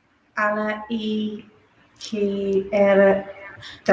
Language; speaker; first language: Spanish; non-native, learner; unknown